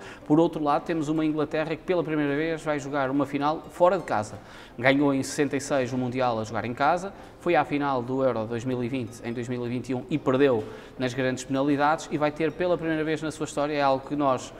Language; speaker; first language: Portuguese; native; Portuguese